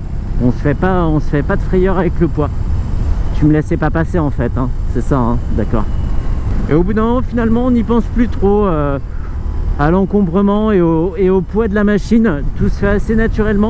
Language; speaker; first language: French; native; French